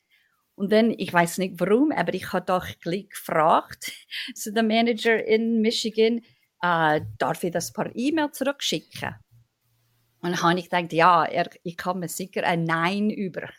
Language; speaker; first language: German; non-native, fluent; English